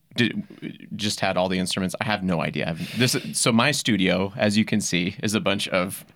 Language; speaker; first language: English; native; English